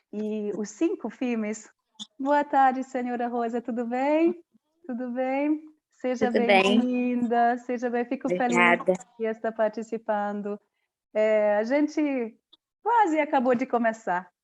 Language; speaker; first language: Portuguese; non-native, fluent; Hungarian